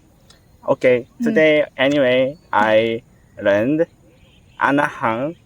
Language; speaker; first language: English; non-native, learner; Korean